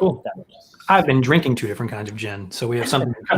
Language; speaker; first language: English; native; English